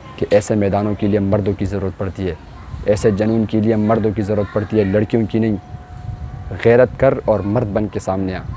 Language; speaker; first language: Urdu; non-native, local second language; Pashto